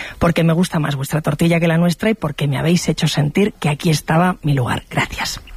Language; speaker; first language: Spanish; native; Spanish